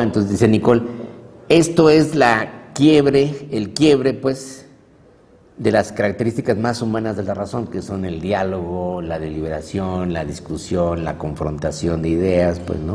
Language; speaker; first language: Spanish; native; Spanish